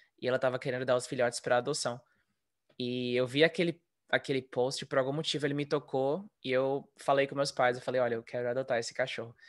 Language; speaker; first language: Portuguese; native; Portuguese